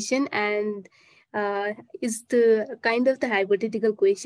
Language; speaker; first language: English; non-native, local second language; Nepali